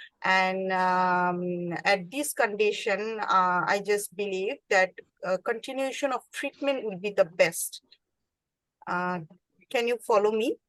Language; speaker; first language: English; non-native, learner; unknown